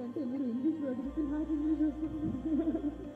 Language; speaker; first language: Telugu; non-native, fluent; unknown